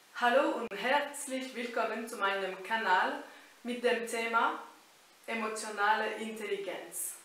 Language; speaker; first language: German; non-native, fluent; French